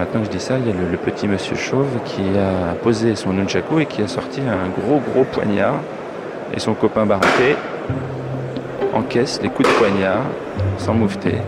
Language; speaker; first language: French; native; French